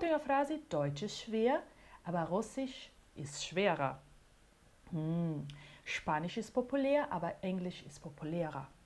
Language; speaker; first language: German; non-native, fluent; Portuguese